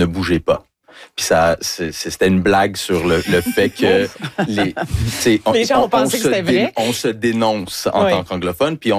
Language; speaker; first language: French; early bilingual, other home language; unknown